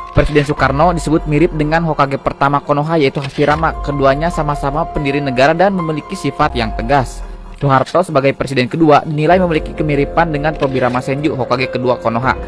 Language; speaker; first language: Indonesian; native; Indonesian